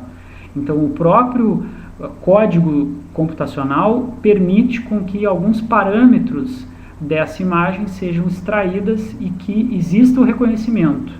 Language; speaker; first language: Portuguese; native; Portuguese